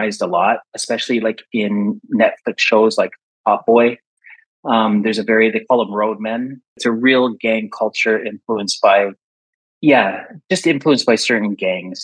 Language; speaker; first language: English; native; English